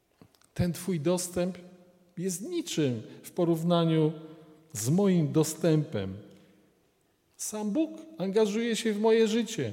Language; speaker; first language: Polish; native; Polish